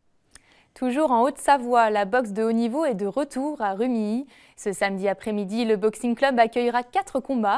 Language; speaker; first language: French; native; French